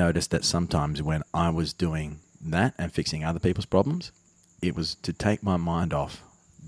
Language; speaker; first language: English; native; English